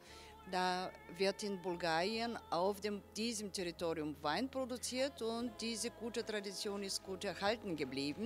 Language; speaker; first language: German; non-native, fluent; Bulgarian